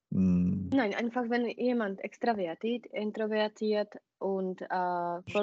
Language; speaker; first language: German; non-native, fluent; Czech